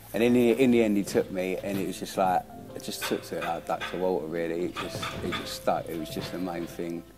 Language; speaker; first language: English; native; English